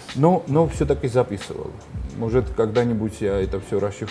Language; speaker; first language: Russian; non-native, fluent; Georgian